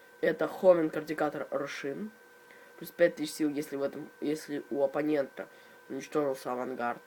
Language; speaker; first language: Russian; native; Russian